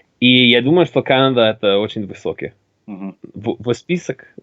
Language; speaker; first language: Russian; non-native, learner; English